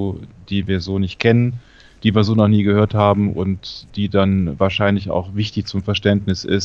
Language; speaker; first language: German; native; German